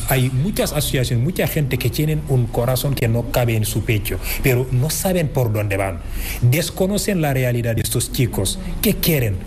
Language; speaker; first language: Spanish; non-native, fluent; Wolof